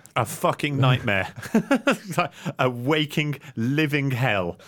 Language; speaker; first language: English; native; English